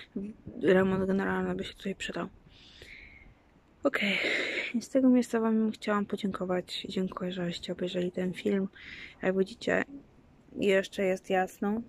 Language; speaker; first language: Polish; native; Polish